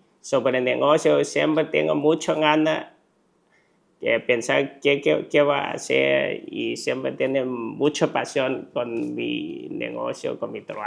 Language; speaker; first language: Spanish; non-native, learner; Chinese